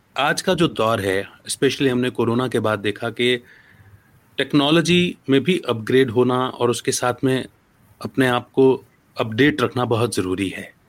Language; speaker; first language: Hindi; native; Hindi